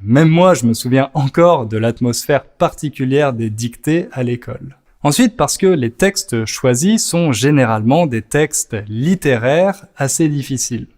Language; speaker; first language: French; native; French